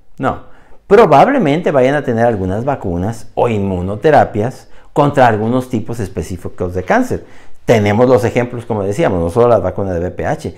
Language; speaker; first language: Spanish; native; Spanish